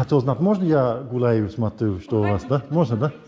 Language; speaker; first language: Russian; non-native, learner; English